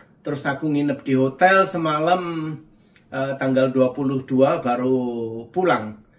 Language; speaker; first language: Indonesian; native; Indonesian